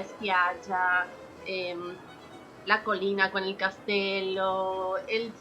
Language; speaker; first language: Italian; non-native, learner; Spanish